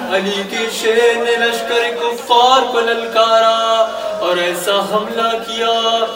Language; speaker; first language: Urdu; native; Urdu